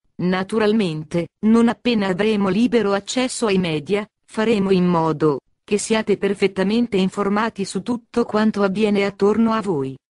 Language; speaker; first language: Italian; native; Italian